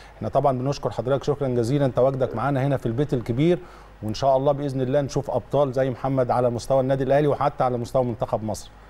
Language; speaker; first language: Arabic; native; Arabic